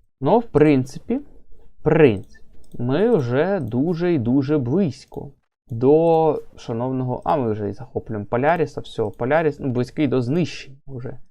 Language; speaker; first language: Ukrainian; non-native, local second language; Russian